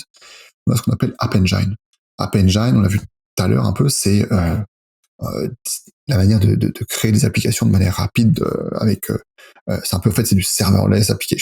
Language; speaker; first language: French; native; French